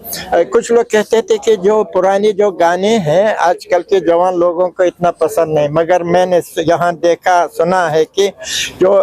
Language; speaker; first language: Hindi; non-native, fluent; Uzbek